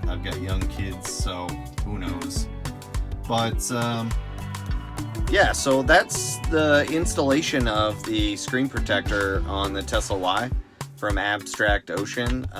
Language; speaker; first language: English; native; English